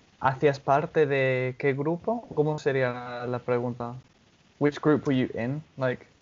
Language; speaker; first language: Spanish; non-native, fluent; English